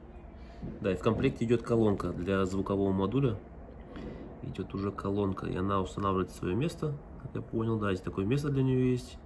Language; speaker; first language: Russian; native; Russian